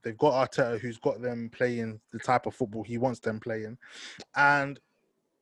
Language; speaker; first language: English; native; English